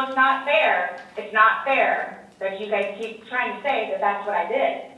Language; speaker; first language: English; native; English